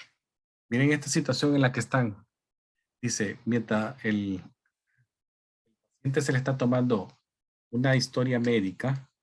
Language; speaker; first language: Spanish; native; Spanish